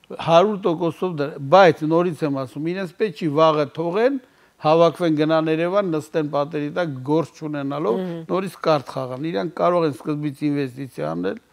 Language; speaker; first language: Armenian; native; Armenian